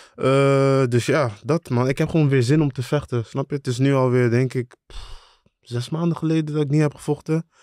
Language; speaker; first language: Dutch; early bilingual, other home language; Akan